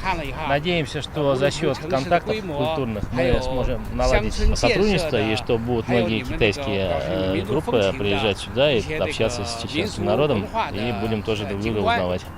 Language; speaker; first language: Russian; non-native, fluent; Chinese